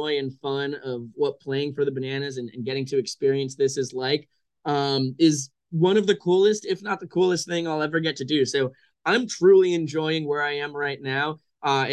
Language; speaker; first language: English; native; English